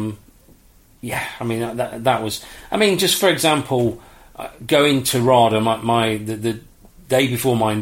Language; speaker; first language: English; native; English